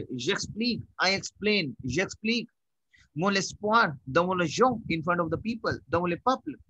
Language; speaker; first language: French; non-native, learner; Hindi